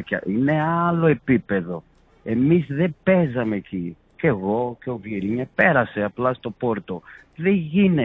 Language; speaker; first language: Greek; non-native, fluent; Portuguese